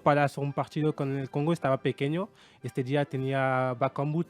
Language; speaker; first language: Spanish; non-native, learner; French